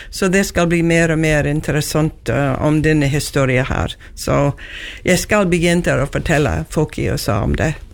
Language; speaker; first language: Norwegian; non-native, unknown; English